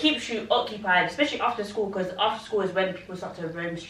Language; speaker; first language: English; native; English